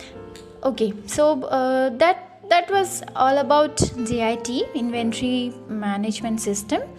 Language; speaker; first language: English; non-native, local second language; Bangla